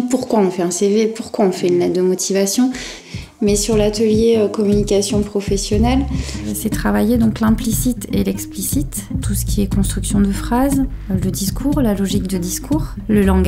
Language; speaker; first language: French; native; French